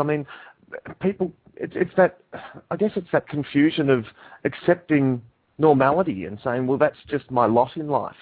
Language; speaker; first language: English; native; English